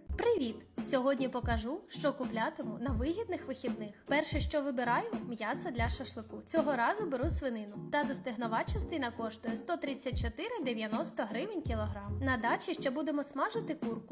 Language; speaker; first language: Ukrainian; native; Ukrainian